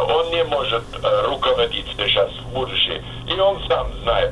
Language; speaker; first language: Russian; non-native, fluent; English